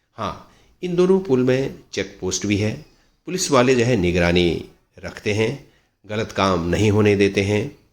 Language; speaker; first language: Hindi; non-native, local second language; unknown